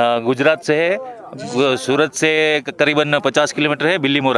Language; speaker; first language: Hindi; non-native, local second language; Gujarati